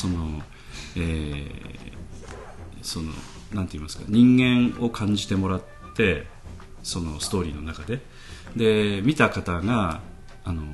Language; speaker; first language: Japanese; native; Japanese